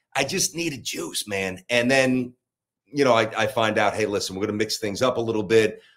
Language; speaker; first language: English; native; English